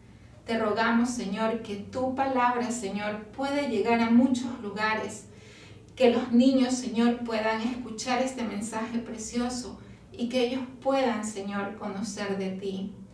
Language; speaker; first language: Spanish; native; Spanish